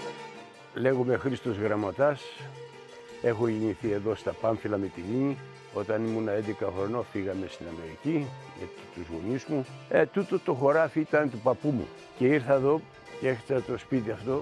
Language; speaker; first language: Greek; early bilingual, other home language; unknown